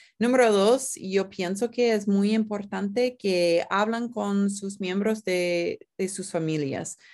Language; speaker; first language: Spanish; non-native, fluent; English